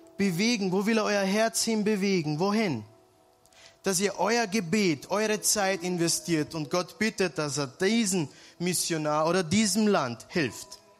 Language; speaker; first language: German; early bilingual, other home language; Serbian